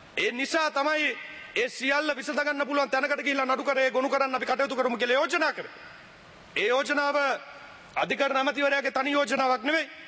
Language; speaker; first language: Sinhala; native; Sinhala